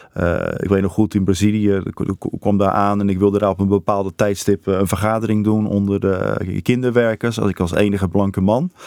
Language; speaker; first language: Dutch; native; Dutch